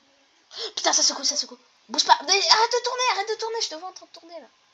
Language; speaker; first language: French; native; French